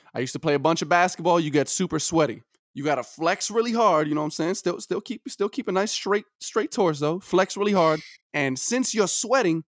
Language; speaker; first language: English; native; English